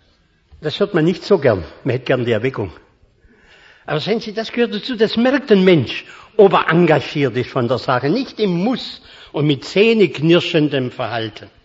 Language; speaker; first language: German; native; German